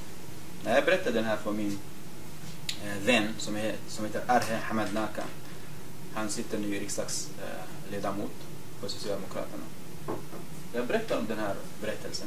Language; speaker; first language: Swedish; non-native, fluent; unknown